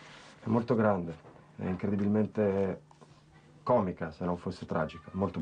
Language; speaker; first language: Italian; native; Italian